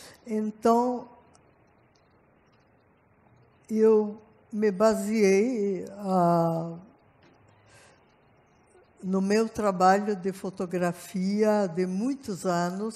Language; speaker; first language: Portuguese; non-native, fluent; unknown